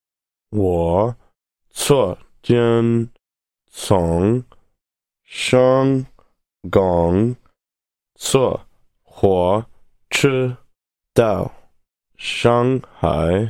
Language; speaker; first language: Chinese; non-native, learner; English